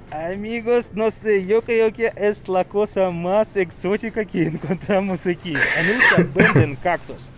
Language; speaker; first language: Spanish; non-native, learner; Russian